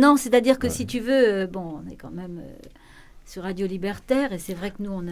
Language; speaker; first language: French; native; French